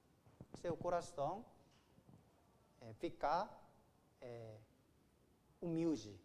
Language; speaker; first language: Portuguese; non-native, learner; Korean